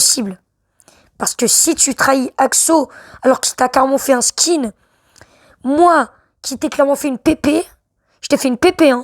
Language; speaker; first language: French; native; French